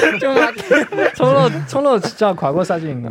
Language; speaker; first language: Korean; non-native, fluent; Chinese